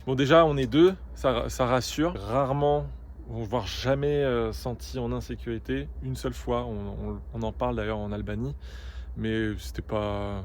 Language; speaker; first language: French; native; French